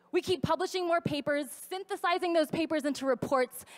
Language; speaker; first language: English; native; English